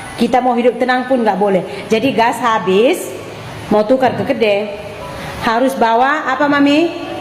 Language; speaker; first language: Indonesian; native; Indonesian